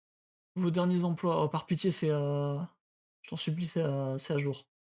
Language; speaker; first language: French; native; French